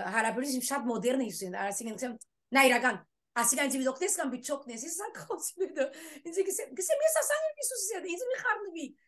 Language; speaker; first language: Armenian; early bilingual, heritage; Armenian